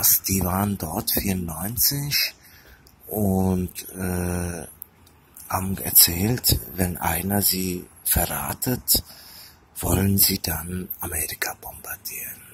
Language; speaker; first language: German; early bilingual, other home language; Turkish